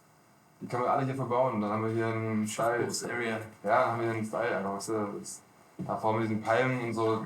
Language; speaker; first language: German; native; German